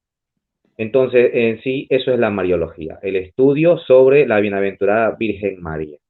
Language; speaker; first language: Spanish; native; Spanish